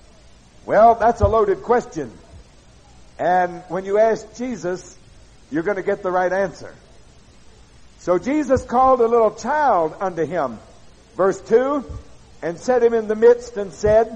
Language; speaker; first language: English; native; English